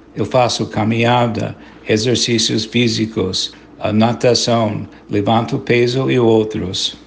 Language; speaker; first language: Portuguese; non-native, fluent; English